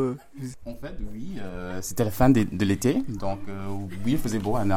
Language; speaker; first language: French; non-native, fluent; English